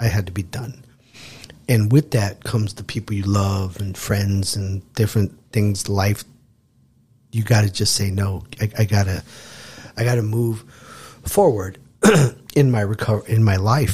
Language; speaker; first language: English; native; English